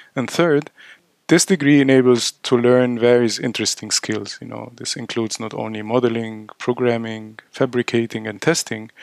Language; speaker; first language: English; non-native, fluent; Arabic